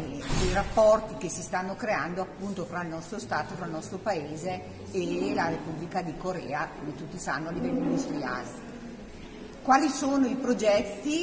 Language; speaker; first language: Italian; native; Italian